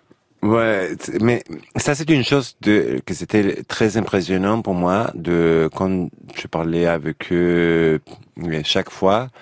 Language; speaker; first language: French; non-native, fluent; Spanish